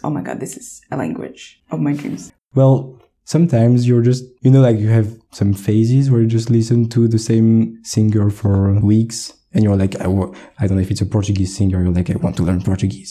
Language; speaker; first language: English; non-native, fluent; French